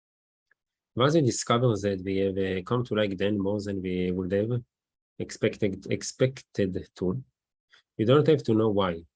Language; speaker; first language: English; non-native, learner; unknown